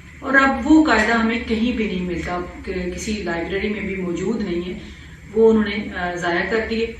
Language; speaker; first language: Urdu; non-native, local second language; Punjabi